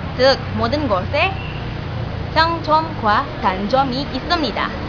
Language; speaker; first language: Korean; non-native, learner; Indonesian